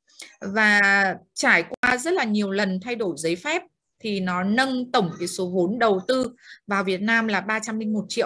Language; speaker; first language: Vietnamese; native; Vietnamese